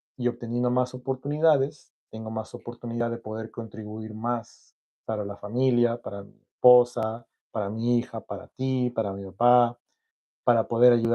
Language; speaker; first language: Spanish; early bilingual, other home language; English